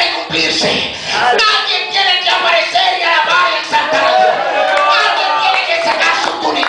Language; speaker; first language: Spanish; native; Spanish